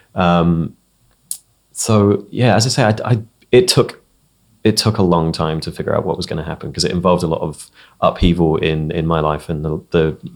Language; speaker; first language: English; native; English